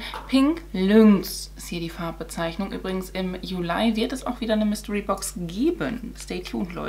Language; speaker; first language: German; native; German